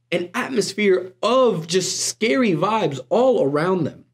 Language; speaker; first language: English; native; English